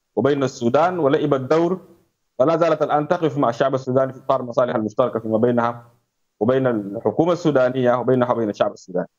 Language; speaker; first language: Arabic; native; Arabic